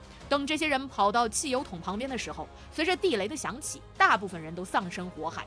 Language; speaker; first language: Chinese; native; Chinese